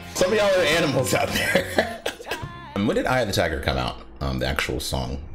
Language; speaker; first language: English; native; English